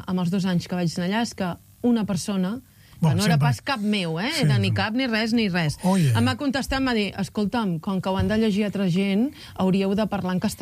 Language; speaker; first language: Catalan; native; Catalan